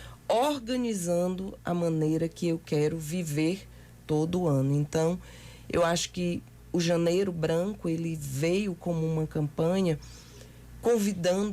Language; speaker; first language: Portuguese; native; Portuguese